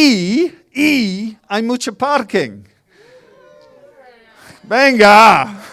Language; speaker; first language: Spanish; non-native, fluent; English